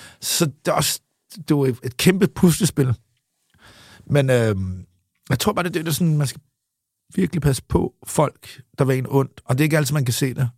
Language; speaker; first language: Danish; early bilingual, other home language; English